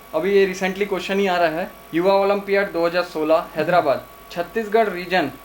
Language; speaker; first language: Hindi; non-native, local second language; Gujarati